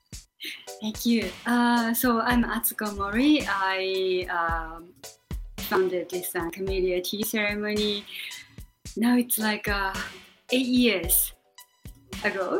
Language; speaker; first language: English; non-native, fluent; Japanese